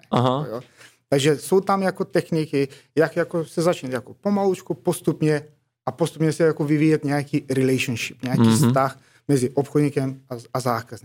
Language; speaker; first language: Czech; non-native, fluent; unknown